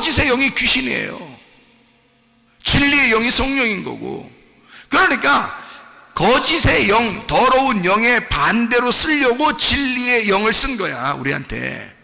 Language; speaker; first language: Korean; native; Korean